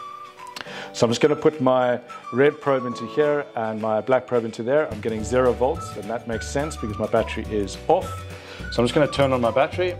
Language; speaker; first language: English; native; English